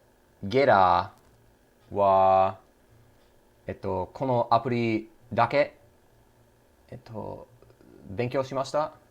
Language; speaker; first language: Japanese; non-native, learner; English